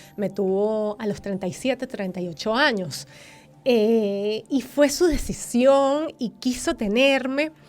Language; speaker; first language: Spanish; native; Spanish